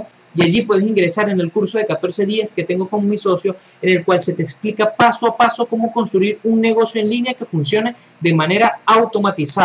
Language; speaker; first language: Spanish; native; Spanish